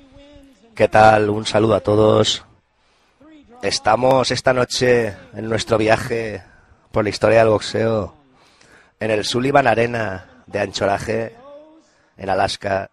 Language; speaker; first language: Spanish; native; Spanish